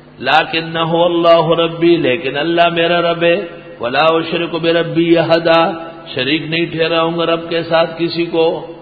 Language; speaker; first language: Urdu; non-native, local second language; Pashto